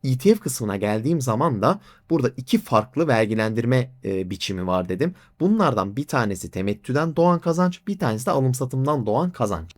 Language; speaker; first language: Turkish; native; Turkish